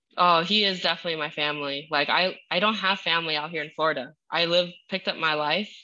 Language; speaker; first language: English; early bilingual, other home language; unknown